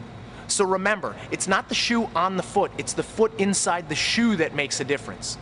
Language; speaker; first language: English; native; English